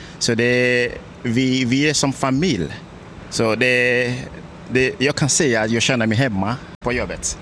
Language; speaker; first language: Swedish; non-native, learner; Igbo